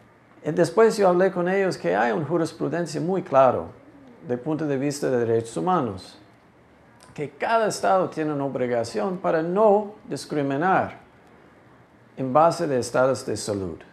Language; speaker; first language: Spanish; non-native, fluent; English